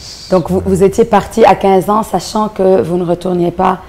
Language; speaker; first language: French; non-native, local second language; Arabic